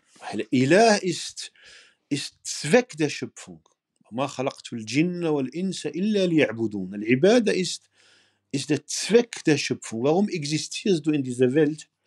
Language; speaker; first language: German; non-native, fluent; Arabic